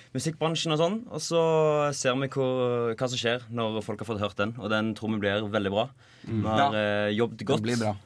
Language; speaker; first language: Norwegian; native; Norwegian